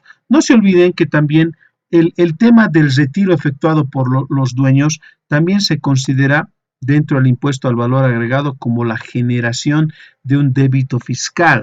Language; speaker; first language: Spanish; native; Spanish